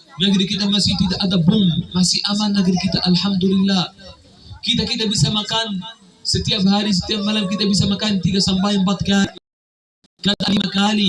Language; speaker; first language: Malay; non-native, fluent; Arabic